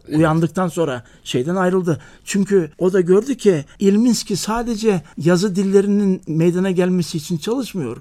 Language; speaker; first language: Turkish; native; Turkish